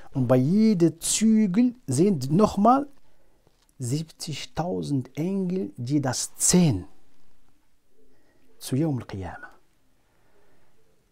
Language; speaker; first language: German; non-native, fluent; Arabic